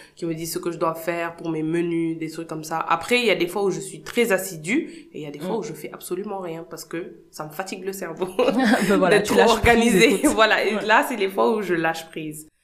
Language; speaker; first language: French; non-native, local second language; Wolof